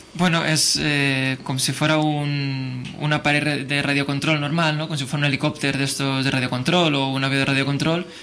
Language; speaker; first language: Spanish; non-native, local second language; Catalan